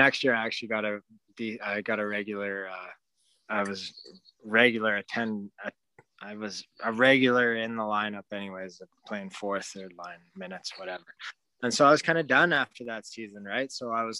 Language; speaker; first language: English; native; English